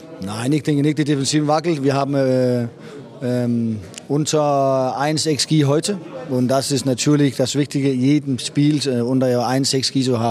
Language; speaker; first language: German; non-native, fluent; Danish